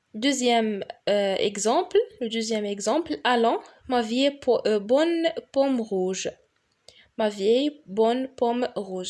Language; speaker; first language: French; non-native, local second language; Arabic